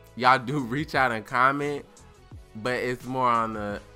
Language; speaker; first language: English; native; English